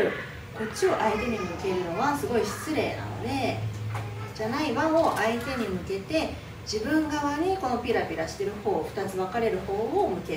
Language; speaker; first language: Japanese; native; Japanese